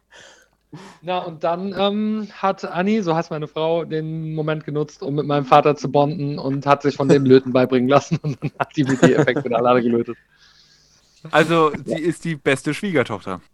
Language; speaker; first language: German; early bilingual, other home language; English